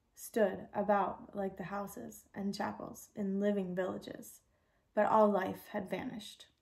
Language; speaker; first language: English; native; English